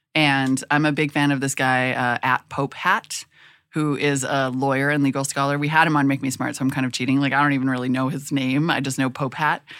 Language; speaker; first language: English; native; English